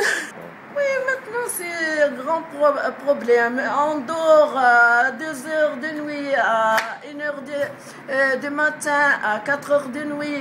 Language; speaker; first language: French; non-native, learner; Arabic